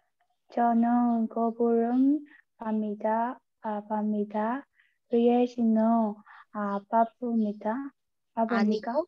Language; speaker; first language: Korean; non-native, learner; Thai